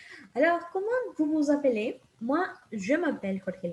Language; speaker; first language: French; non-native, fluent; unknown